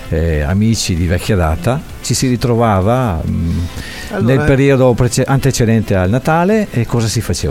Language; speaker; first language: Italian; native; Italian